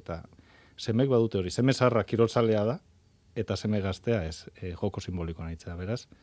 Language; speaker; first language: Basque; non-native, local second language; Spanish